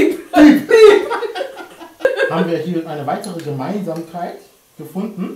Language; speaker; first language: German; early bilingual, other home language; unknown